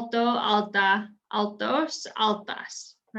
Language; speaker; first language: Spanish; non-native, fluent; English